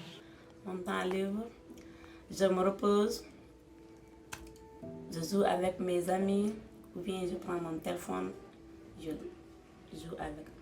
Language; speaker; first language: French; non-native, local second language; Mandingo